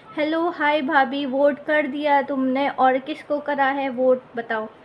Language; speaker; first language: Hindi; native; Hindi